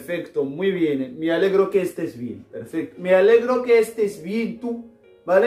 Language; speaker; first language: Spanish; non-native, fluent; Arabic